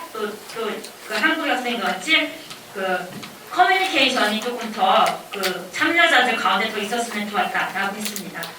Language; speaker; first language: Korean; native; Korean